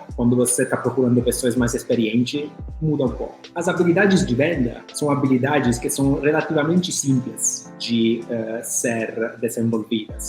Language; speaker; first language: Portuguese; non-native, fluent; Italian